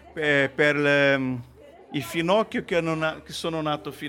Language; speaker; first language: Italian; non-native, fluent; Portuguese